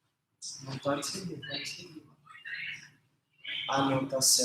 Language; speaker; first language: Portuguese; native; Portuguese